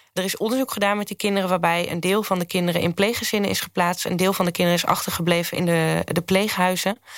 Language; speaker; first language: Dutch; native; Dutch